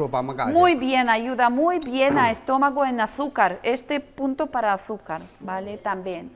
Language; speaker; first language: Spanish; non-native, learner; Russian